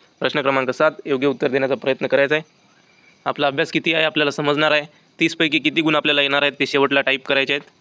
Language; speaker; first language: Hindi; non-native, local second language; Marathi